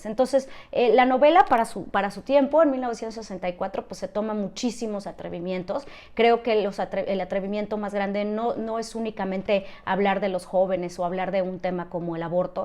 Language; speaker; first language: Spanish; native; Spanish